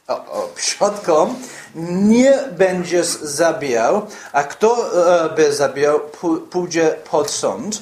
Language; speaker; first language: Polish; non-native, fluent; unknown